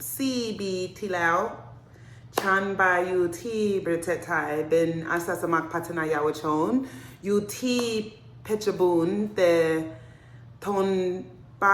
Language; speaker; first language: Thai; non-native, learner; English